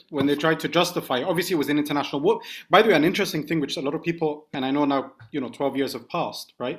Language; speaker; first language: English; native; English